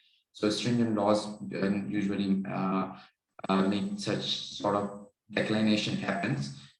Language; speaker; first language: English; non-native, local second language; Urdu